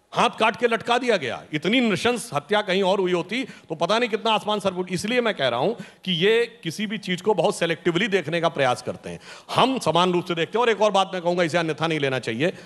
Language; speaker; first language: Hindi; native; Hindi